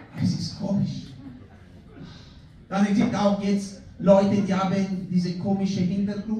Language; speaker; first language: German; non-native, fluent; Spanish